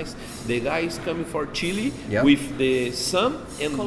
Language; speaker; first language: English; non-native, learner; Portuguese